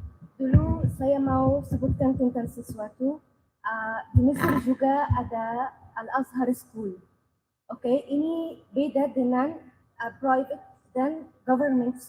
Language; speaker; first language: Indonesian; non-native, learner; Arabic